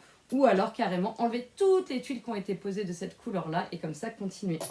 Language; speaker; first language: French; native; French